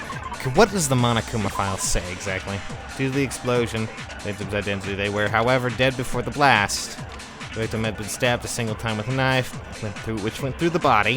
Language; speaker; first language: English; native; English